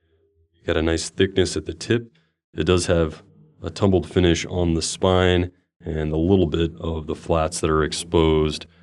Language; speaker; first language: English; native; English